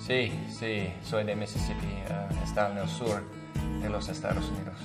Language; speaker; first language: Spanish; non-native, learner; English